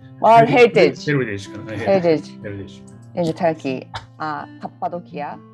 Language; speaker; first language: English; non-native, learner; Japanese